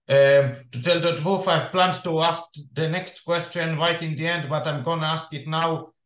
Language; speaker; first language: English; non-native, fluent; Hebrew